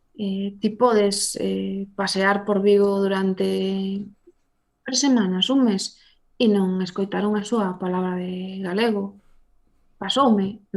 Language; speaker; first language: Galician; non-native, local second language; Spanish